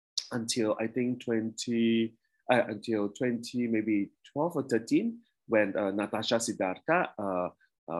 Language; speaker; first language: English; early bilingual, other home language; Indonesian